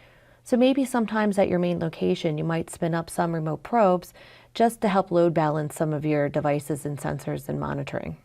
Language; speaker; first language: English; native; English